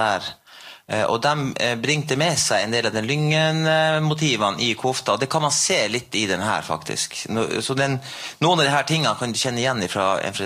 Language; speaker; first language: Norwegian; native; Norwegian